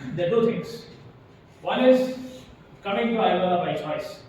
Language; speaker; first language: English; non-native, local second language; Kannada